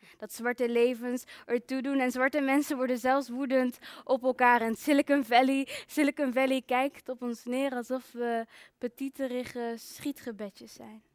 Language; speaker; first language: Dutch; early bilingual, other home language; Kinyarwanda